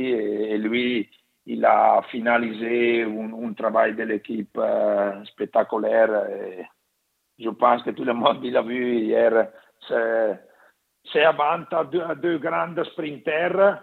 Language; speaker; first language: French; non-native, learner; Italian